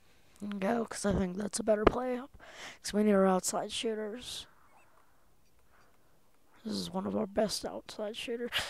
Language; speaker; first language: English; native; English